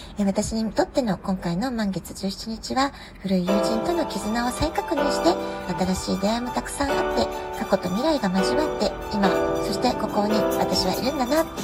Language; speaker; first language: Japanese; native; Japanese